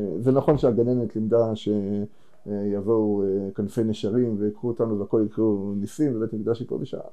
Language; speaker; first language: Hebrew; native; Hebrew